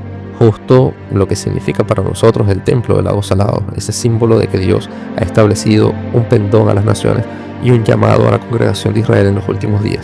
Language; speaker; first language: Spanish; native; Spanish